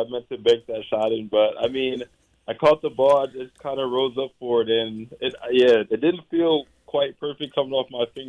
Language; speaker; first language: English; native; English